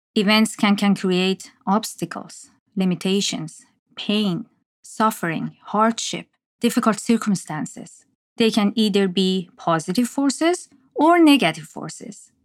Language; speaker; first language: English; non-native, fluent; Persian